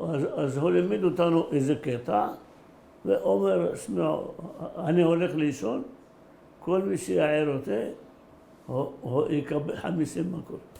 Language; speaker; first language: Hebrew; early bilingual, other home language; Arabic